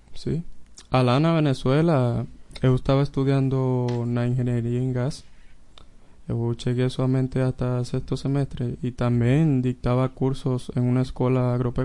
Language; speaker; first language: Portuguese; non-native, learner; Spanish